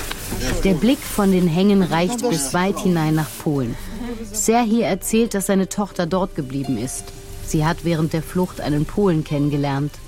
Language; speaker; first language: German; native; German